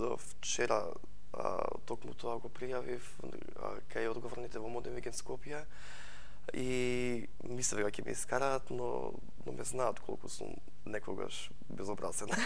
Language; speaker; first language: Macedonian; native; Macedonian